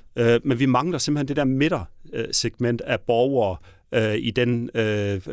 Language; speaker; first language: Danish; native; Danish